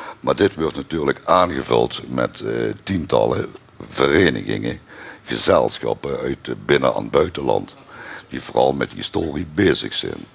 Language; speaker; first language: Dutch; native; Dutch